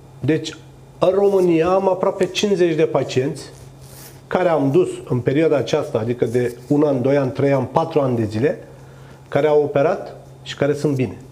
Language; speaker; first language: Romanian; non-native, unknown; Turkish